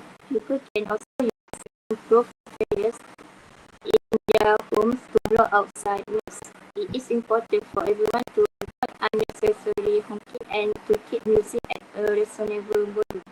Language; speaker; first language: English; non-native, local second language; Malay